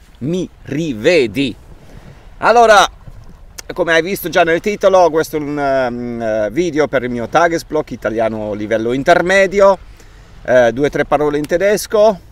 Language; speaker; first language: Italian; early bilingual, heritage; Italian